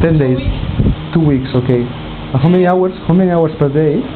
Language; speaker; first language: English; non-native, learner; Catalan